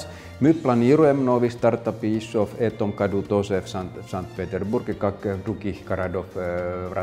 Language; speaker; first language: Russian; non-native, fluent; Finnish